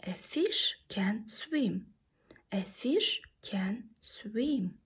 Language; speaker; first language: English; non-native, fluent; Kazakh